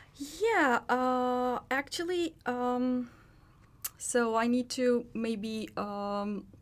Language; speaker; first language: English; non-native, fluent; Turkish